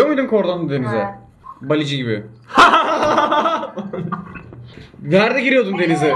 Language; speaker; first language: Turkish; native; Turkish